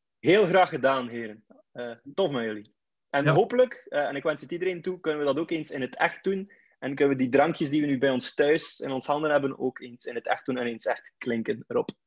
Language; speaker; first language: Dutch; native; Dutch